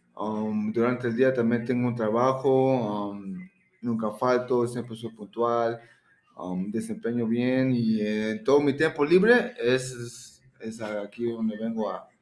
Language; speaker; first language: Spanish; early bilingual, heritage; Spanish